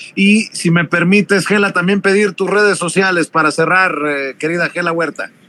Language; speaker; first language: Spanish; native; Spanish